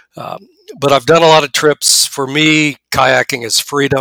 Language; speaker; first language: English; native; English